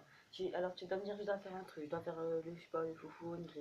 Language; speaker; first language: French; native; French